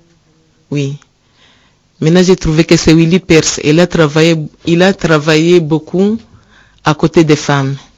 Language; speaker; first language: French; non-native, learner; Rundi